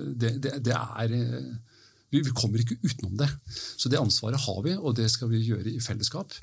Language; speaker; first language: Norwegian; early bilingual, heritage; Norwegian